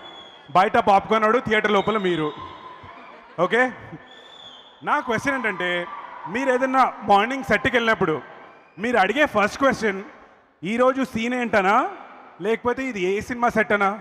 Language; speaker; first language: Telugu; native; Telugu